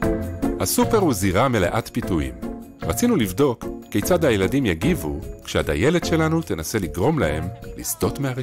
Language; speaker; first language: Hebrew; native; Hebrew